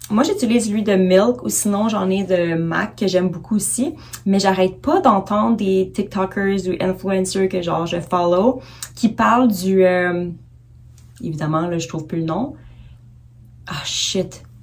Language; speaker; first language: French; native; French